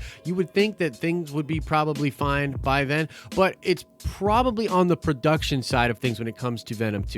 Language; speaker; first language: English; native; English